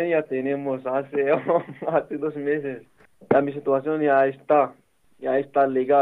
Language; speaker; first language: Spanish; non-native, learner; Arabic